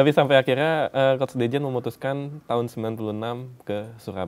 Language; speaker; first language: Indonesian; native; Indonesian